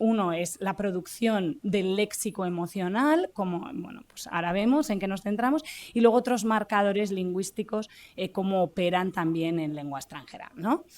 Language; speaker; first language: Spanish; native; Spanish